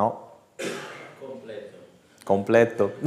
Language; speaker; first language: Spanish; non-native, fluent; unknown